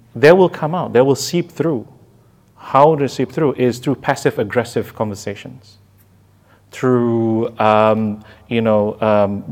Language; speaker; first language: English; non-native, fluent; Indonesian